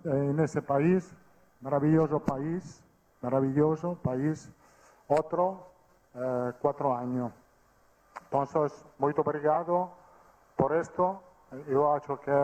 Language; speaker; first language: Portuguese; non-native, fluent; Italian